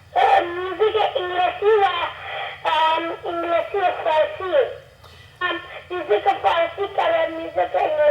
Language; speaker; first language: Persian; early bilingual, heritage; Persian